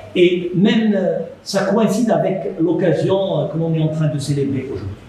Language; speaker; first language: French; non-native, local second language; Arabic